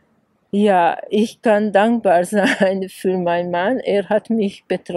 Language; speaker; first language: German; non-native, fluent; Hungarian